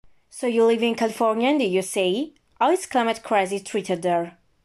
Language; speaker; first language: English; non-native, fluent; Italian